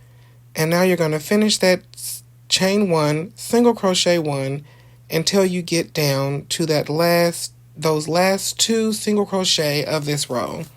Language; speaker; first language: English; native; English